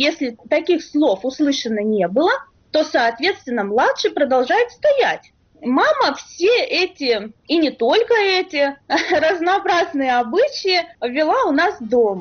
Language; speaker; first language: Russian; native; Russian